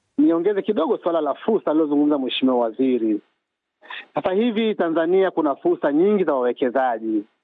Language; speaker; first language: Swahili; native; Swahili